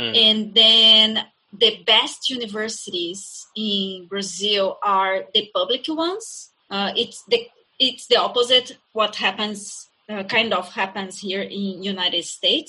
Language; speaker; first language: English; non-native, fluent; Portuguese